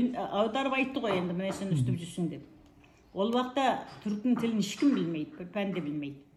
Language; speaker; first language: Kazakh; early bilingual, heritage; Kazakh